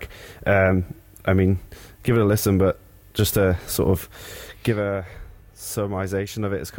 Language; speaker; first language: English; native; English